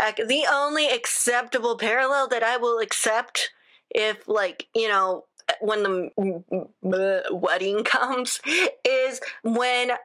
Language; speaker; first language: English; native; English